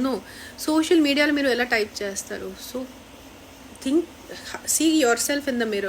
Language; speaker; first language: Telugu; non-native, local second language; Marathi